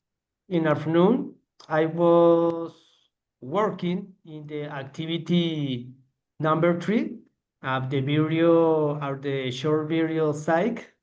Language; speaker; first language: English; non-native, learner; Spanish